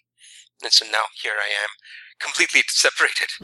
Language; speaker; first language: English; non-native, local second language; Punjabi